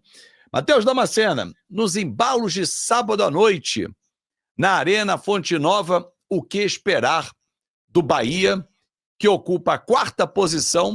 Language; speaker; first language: Portuguese; native; Portuguese